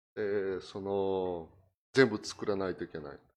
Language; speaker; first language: Japanese; non-native, fluent; Portuguese